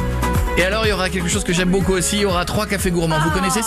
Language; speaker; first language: French; native; French